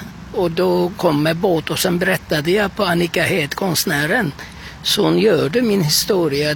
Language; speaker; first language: Swedish; non-native, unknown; Turkish